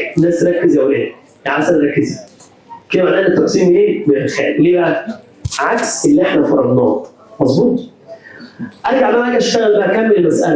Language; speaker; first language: Arabic; native; Arabic